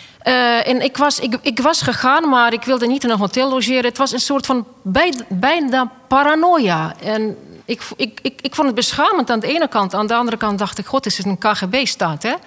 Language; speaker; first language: Dutch; non-native, fluent; Russian